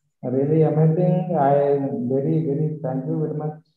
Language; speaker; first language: English; non-native, learner; Malayalam